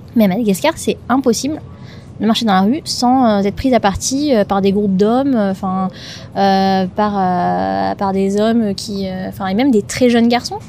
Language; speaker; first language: French; native; French